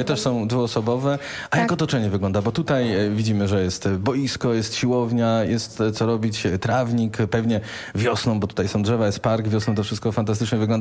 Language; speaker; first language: Polish; native; Polish